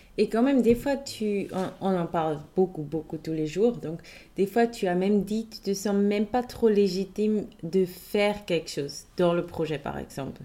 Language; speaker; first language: French; non-native, fluent; German